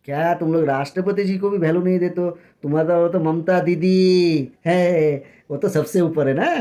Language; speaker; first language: Hindi; non-native, local second language; Bangla